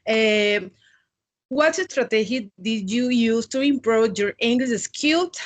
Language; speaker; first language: English; non-native, learner; Spanish